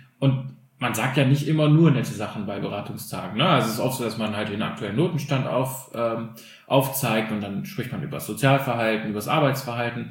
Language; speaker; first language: German; early bilingual, other home language; Albanian